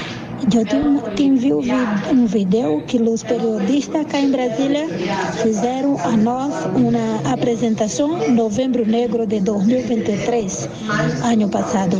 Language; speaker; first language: Spanish; non-native, learner; Portuguese